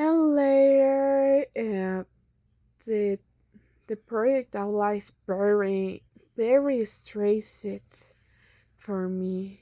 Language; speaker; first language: English; non-native, learner; Spanish